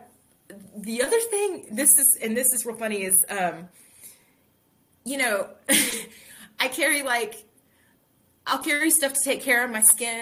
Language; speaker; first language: English; native; English